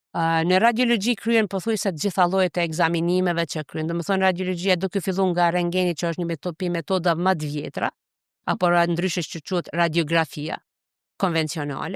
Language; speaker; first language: Albanian; native; Albanian